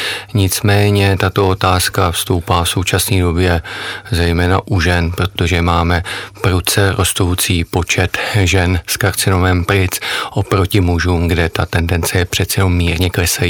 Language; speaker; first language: Czech; native; Czech